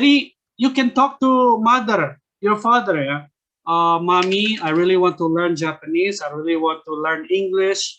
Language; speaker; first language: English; non-native, fluent; Indonesian